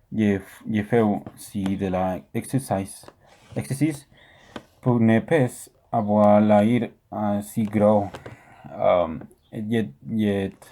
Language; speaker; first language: French; non-native, learner; Spanish